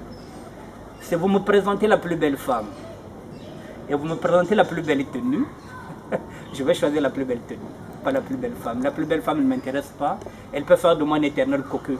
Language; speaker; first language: French; non-native, local second language; Lingala